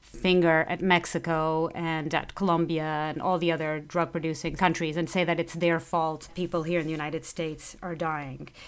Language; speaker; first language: English; non-native, fluent; Portuguese